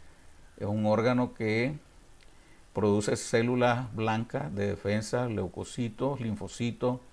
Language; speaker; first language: Spanish; native; Spanish